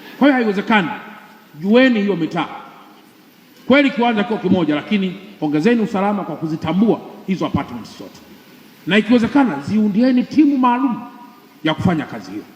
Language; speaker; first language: Swahili; native; Swahili